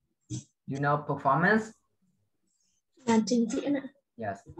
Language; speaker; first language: English; non-native, fluent; Vietnamese